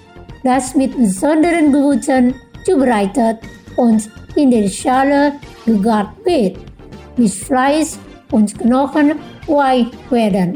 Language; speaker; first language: German; non-native, fluent; Indonesian